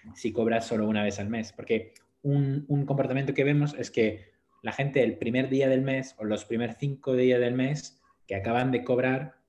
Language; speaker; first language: Spanish; non-native, fluent; French